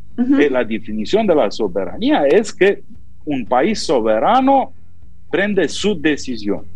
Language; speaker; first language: Spanish; non-native, fluent; Romanian